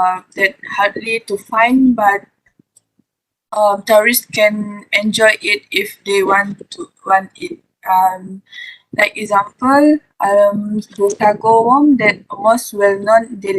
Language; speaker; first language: English; non-native, learner; Malay